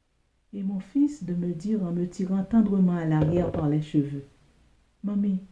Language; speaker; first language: French; non-native, local second language; Haitian Creole